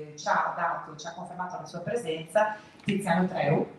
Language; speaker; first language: Italian; native; Italian